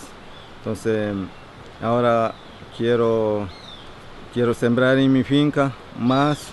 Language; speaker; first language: Spanish; non-native, local second language; Quechua